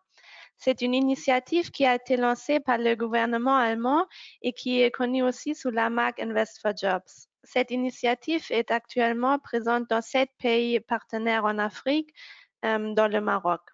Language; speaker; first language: French; non-native, fluent; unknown